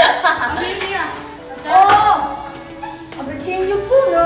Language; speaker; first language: Chinese; non-native, learner; Lao